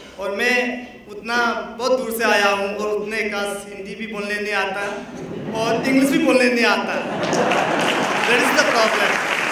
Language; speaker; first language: Hindi; non-native, local second language; Nyishi